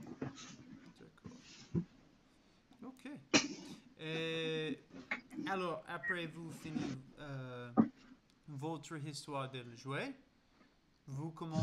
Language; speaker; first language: French; non-native, learner; English